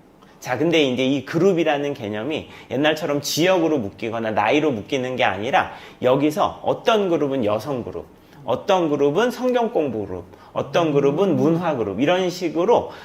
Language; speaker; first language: Korean; native; Korean